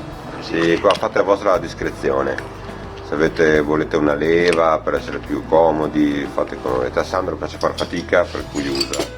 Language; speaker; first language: Italian; native; Italian